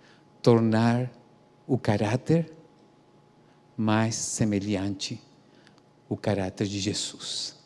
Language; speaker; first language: Portuguese; non-native, fluent; Spanish